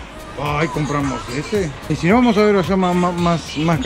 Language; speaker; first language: Spanish; native; Spanish